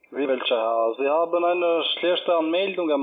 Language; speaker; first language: German; non-native, learner; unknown